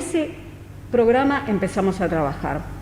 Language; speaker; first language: Spanish; native; Spanish